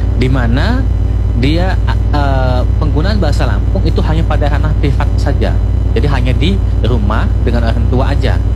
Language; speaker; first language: Indonesian; non-native, local second language; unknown